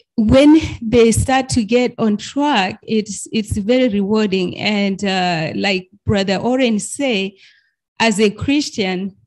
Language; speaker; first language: English; non-native, fluent; Arabic